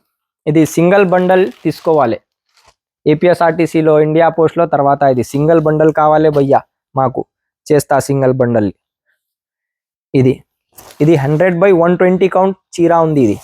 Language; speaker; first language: Telugu; non-native, local second language; Urdu